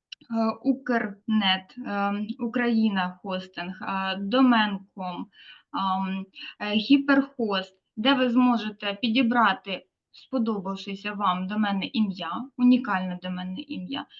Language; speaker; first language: Ukrainian; native; Ukrainian